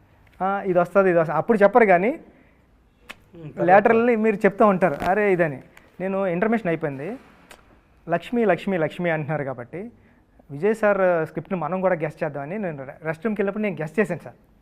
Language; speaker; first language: Telugu; native; Telugu